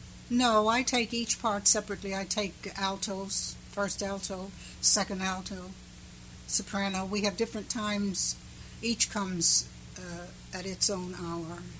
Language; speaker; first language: English; early bilingual, other home language; Finnish